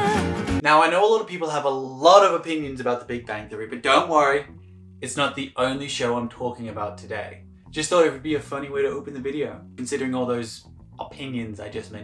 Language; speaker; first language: English; native; English